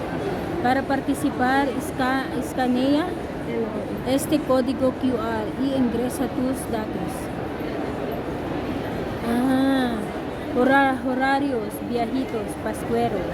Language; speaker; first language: Spanish; non-native, learner; Filipino